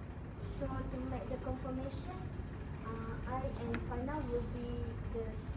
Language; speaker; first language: English; non-native, local second language; Malay